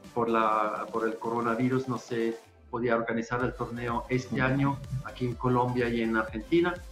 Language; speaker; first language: Spanish; non-native, fluent; German